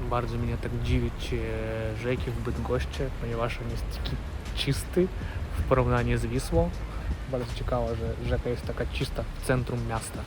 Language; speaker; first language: Polish; non-native, learner; Russian